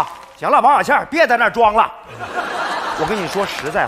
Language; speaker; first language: Chinese; native; Chinese